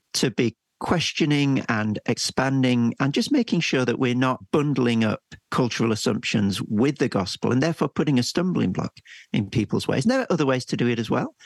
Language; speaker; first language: English; native; English